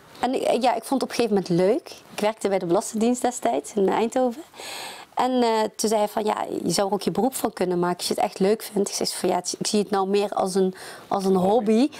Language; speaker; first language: Dutch; early bilingual, other home language; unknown